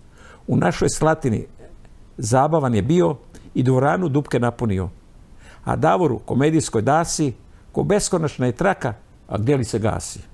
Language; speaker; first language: Croatian; native; Croatian